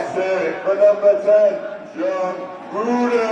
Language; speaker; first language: English; native; English